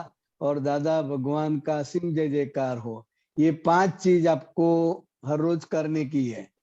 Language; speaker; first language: Hindi; non-native, local second language; Gujarati